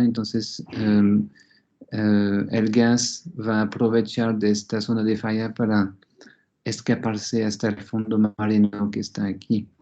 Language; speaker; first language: Spanish; non-native, fluent; French